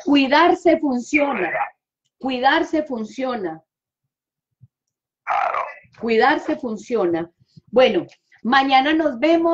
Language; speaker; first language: Spanish; native; Spanish